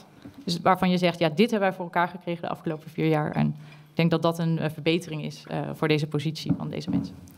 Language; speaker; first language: Dutch; native; Dutch